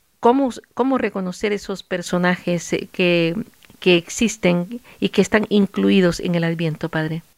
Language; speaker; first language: Spanish; native; Spanish